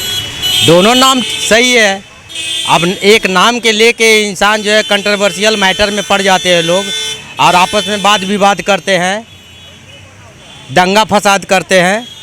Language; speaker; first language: Hindi; non-native, local second language; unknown